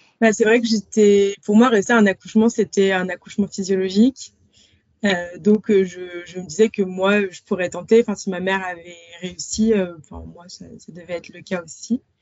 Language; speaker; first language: French; native; French